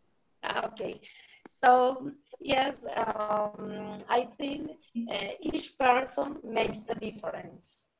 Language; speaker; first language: English; non-native, learner; Spanish